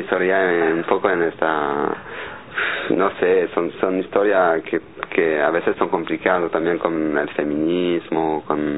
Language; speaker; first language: Spanish; non-native, fluent; French